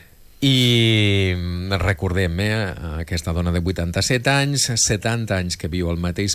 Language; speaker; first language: Catalan; native; Catalan